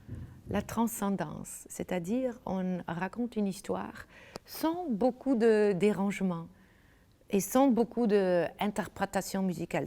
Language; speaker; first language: French; non-native, fluent; German